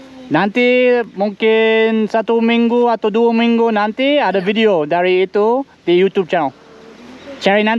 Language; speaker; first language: Indonesian; non-native, learner; English